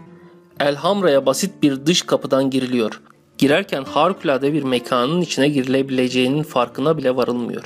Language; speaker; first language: Turkish; native; Turkish